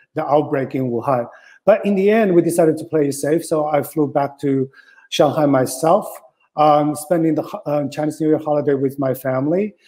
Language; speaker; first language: English; non-native, fluent; Chinese